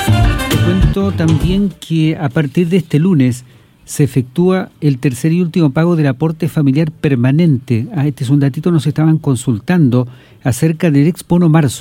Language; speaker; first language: Spanish; native; Spanish